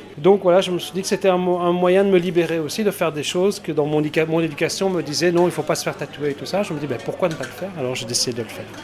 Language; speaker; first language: French; native; French